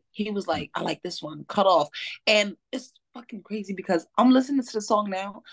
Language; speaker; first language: English; native; English